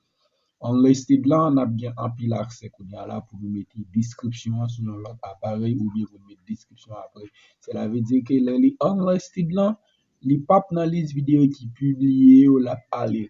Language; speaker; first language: French; non-native, learner; Haitian Creole